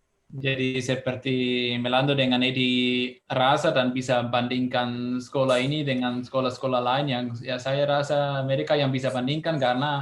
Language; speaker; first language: Indonesian; non-native, fluent; Swiss German